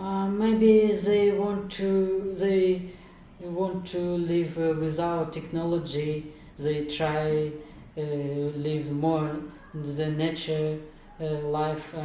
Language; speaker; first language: English; non-native, learner; Kazakh